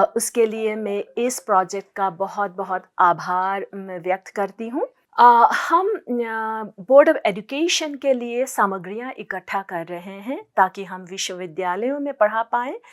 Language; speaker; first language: Hindi; non-native, local second language; Assamese